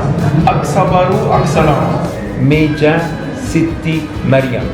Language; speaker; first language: Indonesian; non-native, learner; Arabic